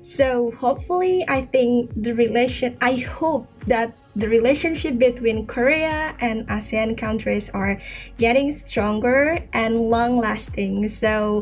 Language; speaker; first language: English; non-native, fluent; Indonesian